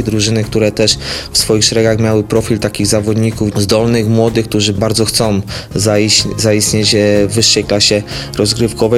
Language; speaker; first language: Polish; native; Polish